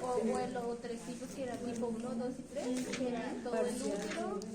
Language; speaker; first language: Spanish; native; Spanish